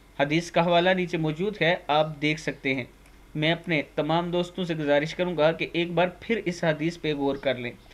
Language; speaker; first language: Urdu; non-native, local second language; Punjabi